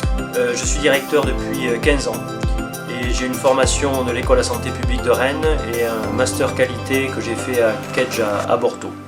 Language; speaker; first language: French; native; French